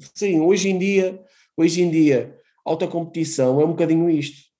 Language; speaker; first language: Portuguese; native; Portuguese